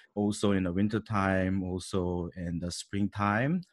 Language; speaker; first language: English; non-native, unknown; Korean